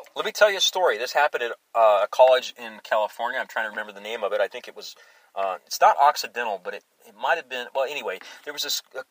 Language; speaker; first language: English; native; English